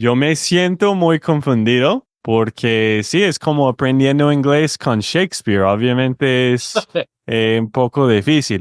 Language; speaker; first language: Spanish; non-native, fluent; English